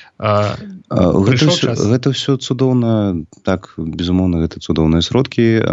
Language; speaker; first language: Belarusian; native; Belarusian